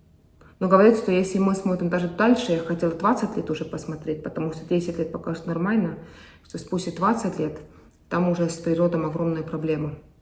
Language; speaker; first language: Russian; non-native, fluent; Estonian